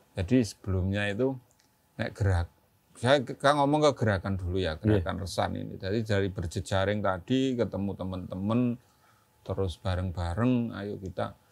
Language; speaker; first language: Indonesian; non-native, local second language; Javanese